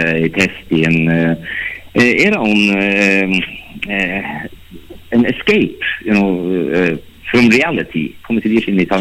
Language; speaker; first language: Italian; non-native, learner; Norwegian